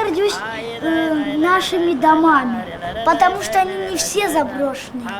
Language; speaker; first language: Russian; non-native, local second language; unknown